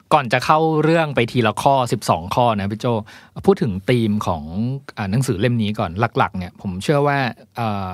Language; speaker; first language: Thai; native; Thai